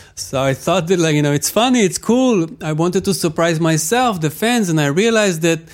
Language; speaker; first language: English; non-native, fluent; Hebrew